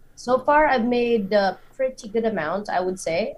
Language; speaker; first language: English; native; English